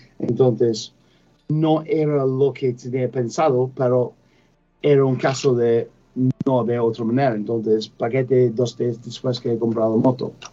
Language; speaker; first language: Spanish; non-native, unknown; English